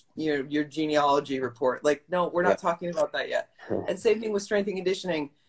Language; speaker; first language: English; native; English